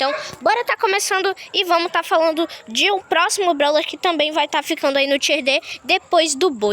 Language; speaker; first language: Portuguese; native; Portuguese